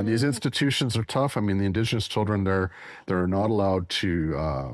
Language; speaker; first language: English; native; English